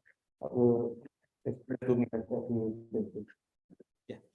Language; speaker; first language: English; non-native, fluent; Indonesian